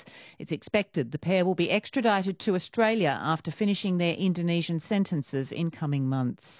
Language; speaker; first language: English; native; English